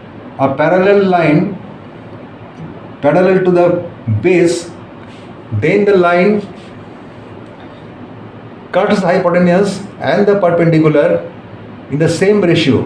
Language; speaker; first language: English; non-native, local second language; Bangla